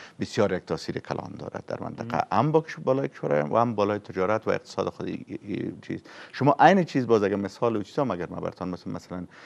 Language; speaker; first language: Persian; native; Persian